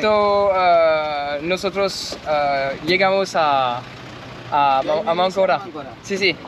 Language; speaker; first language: Spanish; non-native, learner; French